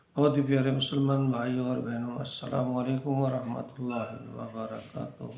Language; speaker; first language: Urdu; non-native, local second language; Punjabi